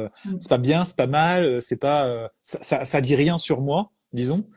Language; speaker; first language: French; native; French